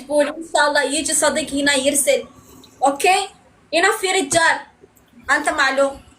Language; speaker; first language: Arabic; non-native, learner; Pashto